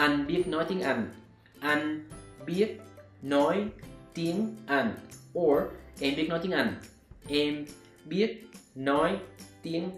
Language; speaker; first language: Vietnamese; non-native, learner; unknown